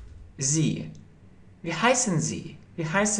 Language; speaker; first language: German; non-native, fluent; Russian